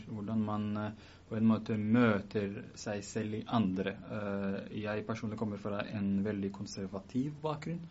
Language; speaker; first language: Norwegian; early bilingual, other home language; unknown